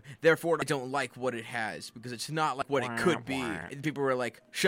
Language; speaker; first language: English; native; English